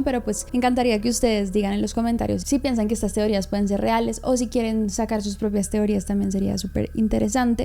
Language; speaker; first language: Spanish; native; Spanish